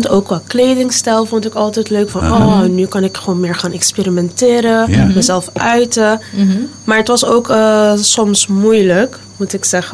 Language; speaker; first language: Dutch; non-native, local second language; Papiamento